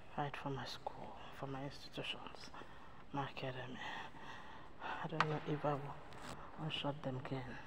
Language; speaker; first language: English; non-native, local second language; Ibibio